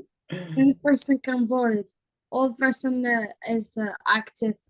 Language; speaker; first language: English; non-native, learner; Arabic